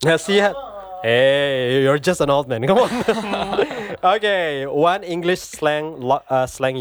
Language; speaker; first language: English; non-native, fluent; Indonesian